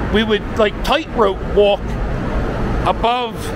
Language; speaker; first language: English; native; English